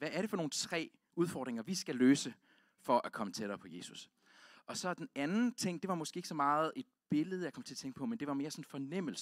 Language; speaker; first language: Danish; native; Danish